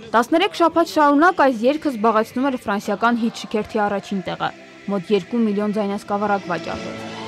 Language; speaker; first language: Armenian; native; Armenian